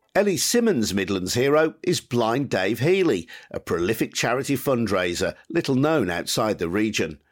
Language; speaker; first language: English; native; English